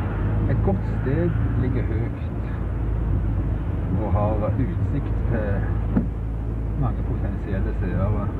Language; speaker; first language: Norwegian; native; Norwegian